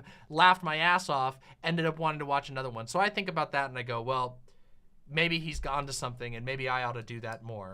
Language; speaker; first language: English; native; English